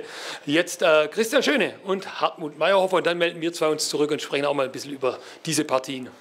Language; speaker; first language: German; native; German